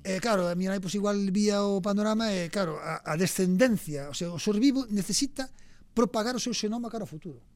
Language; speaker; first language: Galician; native; Galician